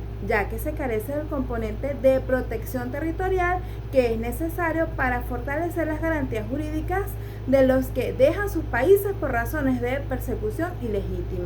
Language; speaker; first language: Spanish; native; Spanish